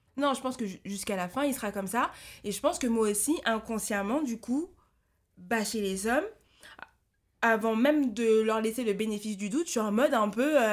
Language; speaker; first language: French; early bilingual, other home language; Lingala